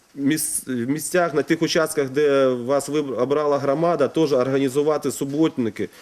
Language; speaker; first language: Ukrainian; non-native, local second language; Russian